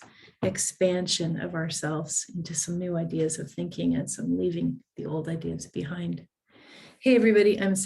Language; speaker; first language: English; native; English